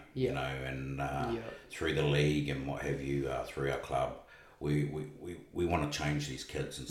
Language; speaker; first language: English; native; English